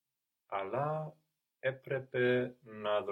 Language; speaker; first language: Greek; non-native, learner; English